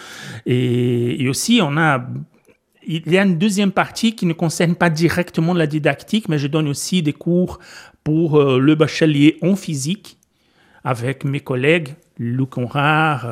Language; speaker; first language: French; non-native, fluent; Portuguese